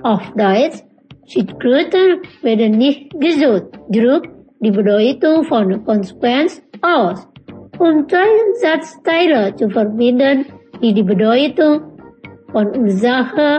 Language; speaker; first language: German; non-native, learner; Indonesian